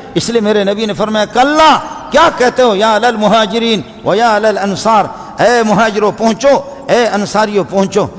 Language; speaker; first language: Urdu; non-native, local second language; Baluchi